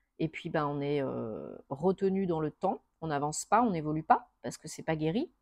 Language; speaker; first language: French; native; French